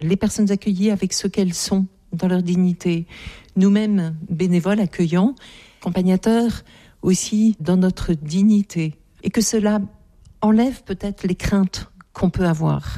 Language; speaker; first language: French; native; French